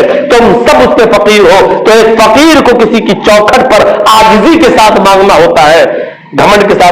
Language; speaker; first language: Urdu; native; Urdu